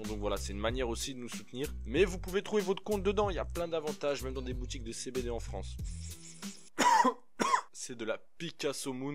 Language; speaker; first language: French; native; French